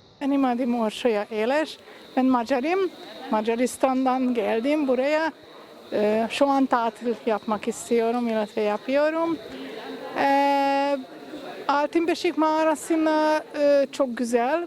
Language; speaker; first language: Turkish; non-native, learner; Hungarian